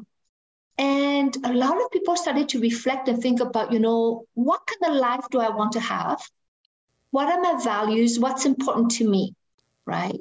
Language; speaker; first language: English; non-native, fluent; French